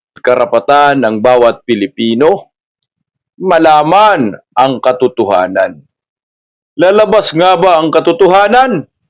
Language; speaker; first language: Filipino; non-native, local second language; Cebuano